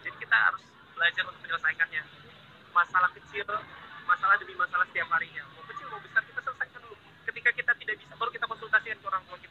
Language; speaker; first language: Indonesian; native; Indonesian